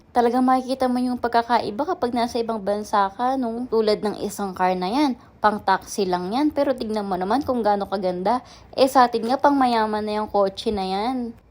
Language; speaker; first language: Filipino; native; Filipino